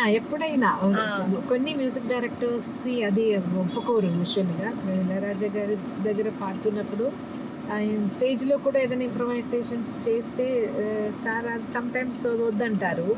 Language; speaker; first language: Telugu; non-native, local second language; Malayalam